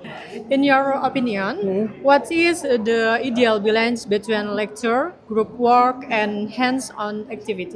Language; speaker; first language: English; non-native, learner; Indonesian